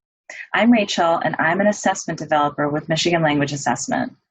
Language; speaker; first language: English; native; English